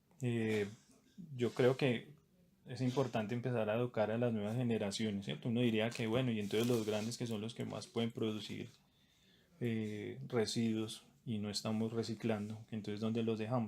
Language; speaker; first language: Spanish; native; Spanish